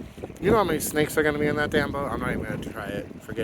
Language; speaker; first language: English; native; English